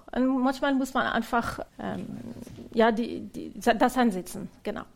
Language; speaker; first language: German; non-native, fluent; French